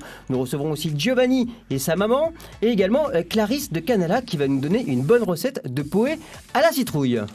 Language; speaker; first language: French; native; French